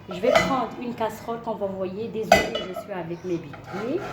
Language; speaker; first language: French; non-native, local second language; Arabic